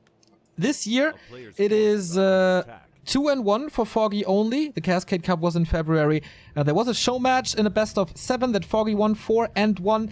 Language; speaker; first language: English; non-native, fluent; German